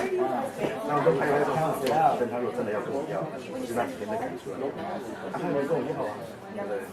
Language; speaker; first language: Chinese; native; Chinese